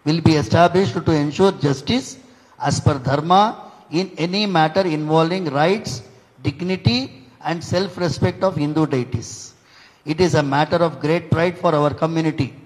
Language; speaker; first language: English; non-native, local second language; Telugu